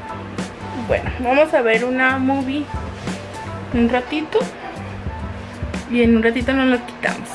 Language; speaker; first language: Spanish; native; Spanish